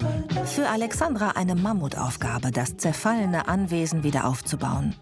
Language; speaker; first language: German; native; German